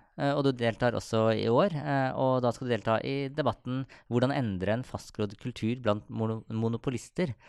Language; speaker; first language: Norwegian; native; Norwegian